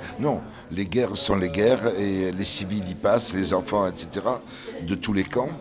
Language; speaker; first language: French; early bilingual, other home language; Kabyle